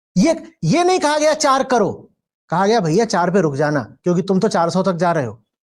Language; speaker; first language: Hindi; native; Hindi